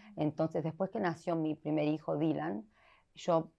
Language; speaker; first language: Spanish; early bilingual, heritage; Spanish